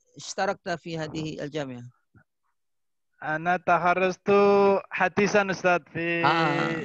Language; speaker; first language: Arabic; non-native, learner; Indonesian